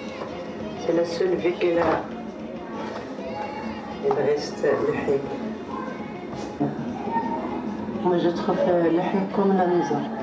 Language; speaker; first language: French; non-native, learner; Arabic